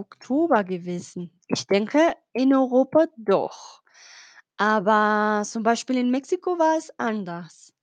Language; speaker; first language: German; non-native, fluent; Spanish